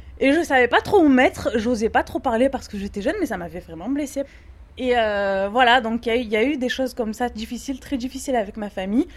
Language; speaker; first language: French; native; French